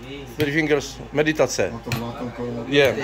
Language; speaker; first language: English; non-native, learner; Czech